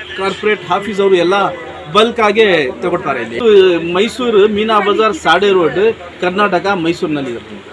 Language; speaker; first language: Kannada; non-native, local second language; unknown